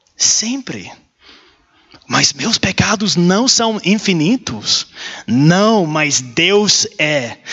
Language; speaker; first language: Portuguese; non-native, learner; English